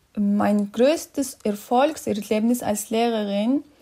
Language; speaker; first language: German; non-native, fluent; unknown